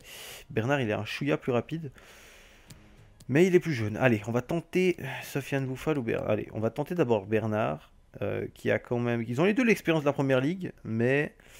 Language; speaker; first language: French; native; French